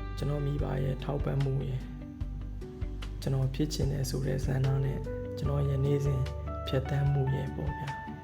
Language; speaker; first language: Burmese; native; Burmese